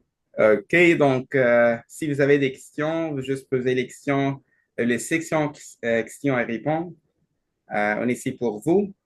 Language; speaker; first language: French; non-native, learner; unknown